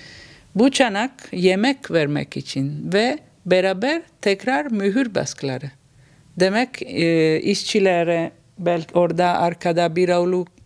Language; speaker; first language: Turkish; non-native, learner; Italian